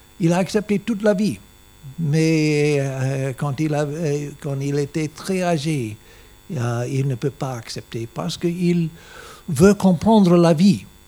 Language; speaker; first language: French; non-native, learner; English